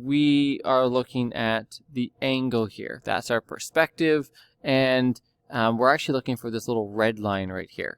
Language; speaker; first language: English; native; English